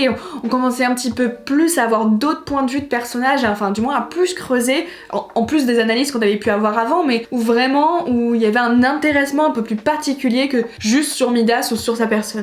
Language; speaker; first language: French; native; French